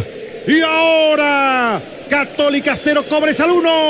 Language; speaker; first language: Spanish; native; Spanish